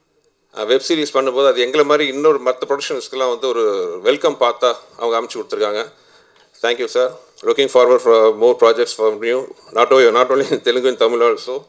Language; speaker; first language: Tamil; native; Tamil